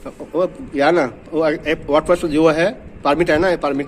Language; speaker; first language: Hindi; non-native, learner; Bangla